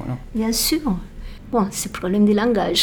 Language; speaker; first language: French; non-native, fluent; Spanish